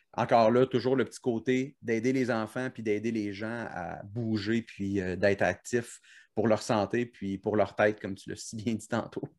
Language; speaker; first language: French; native; French